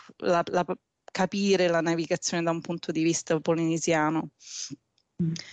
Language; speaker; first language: Italian; native; Italian